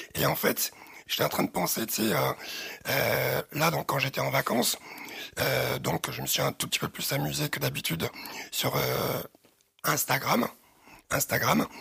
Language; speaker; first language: French; early bilingual, other home language; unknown